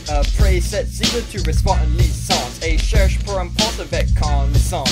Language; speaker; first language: French; non-native, learner; English